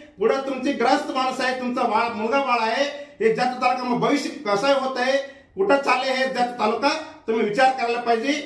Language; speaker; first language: Marathi; non-native, local second language; Kannada